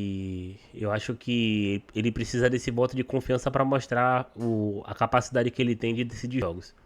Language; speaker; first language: Portuguese; native; Portuguese